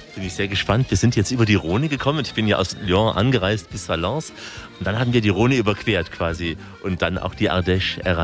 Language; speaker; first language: German; native; German